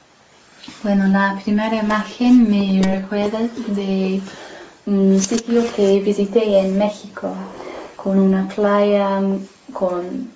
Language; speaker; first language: Spanish; non-native, fluent; English